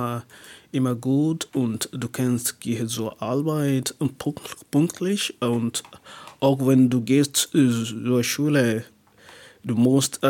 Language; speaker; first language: German; non-native, learner; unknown